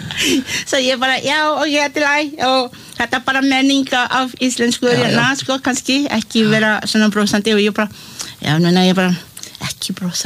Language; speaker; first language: Icelandic; non-native, learner; Malay